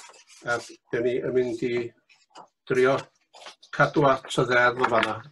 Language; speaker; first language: Welsh; native; Welsh